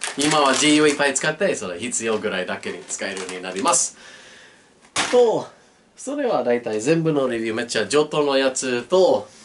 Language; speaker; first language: Japanese; non-native, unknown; English